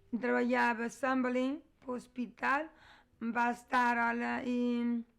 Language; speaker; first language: Portuguese; non-native, learner; Kabuverdianu